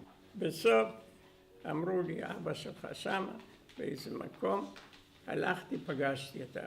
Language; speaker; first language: Hebrew; non-native, fluent; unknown